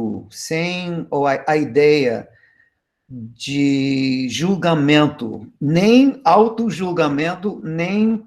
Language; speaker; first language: Portuguese; non-native, fluent; English